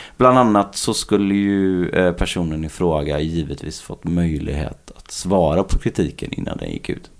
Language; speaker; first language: Swedish; native; Swedish